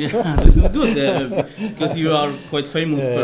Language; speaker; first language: English; non-native, fluent; Polish